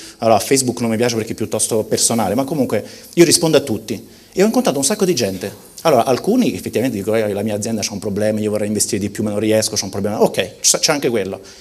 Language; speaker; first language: Italian; early bilingual, heritage; Italian